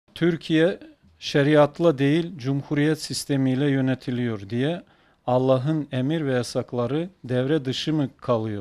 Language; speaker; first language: Turkish; native; Turkish